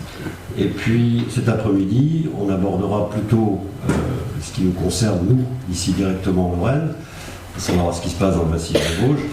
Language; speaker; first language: French; native; French